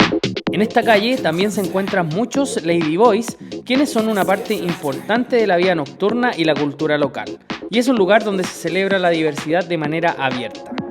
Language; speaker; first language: Spanish; native; Spanish